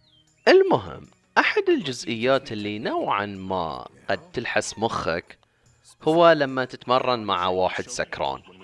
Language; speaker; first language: Arabic; native; Arabic